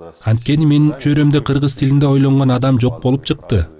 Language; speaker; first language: Kyrgyz; non-native, fluent; Russian